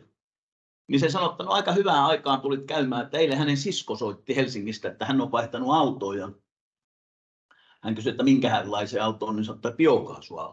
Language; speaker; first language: Finnish; native; Finnish